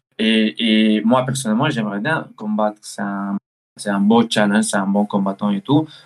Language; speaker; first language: French; early bilingual, other home language; Chechen